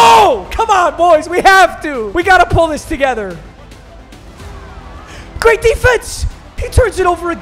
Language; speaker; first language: English; native; English